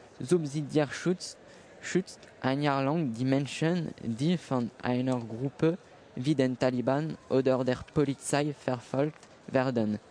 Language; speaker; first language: German; non-native, learner; French